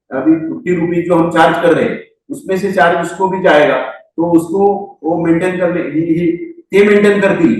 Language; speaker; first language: Hindi; non-native, local second language; Marathi